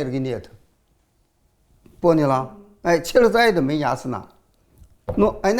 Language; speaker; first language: Russian; non-native, learner; Chinese